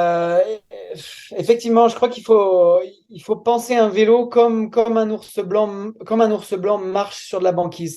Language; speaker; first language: French; native; French